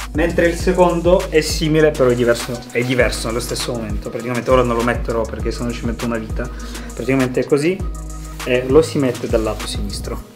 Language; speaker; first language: Italian; early bilingual, other home language; Russian